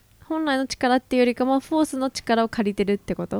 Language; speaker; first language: Japanese; native; Japanese